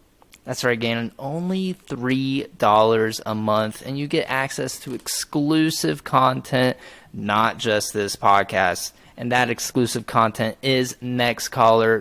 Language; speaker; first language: English; native; English